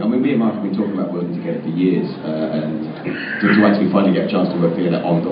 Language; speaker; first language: English; native; English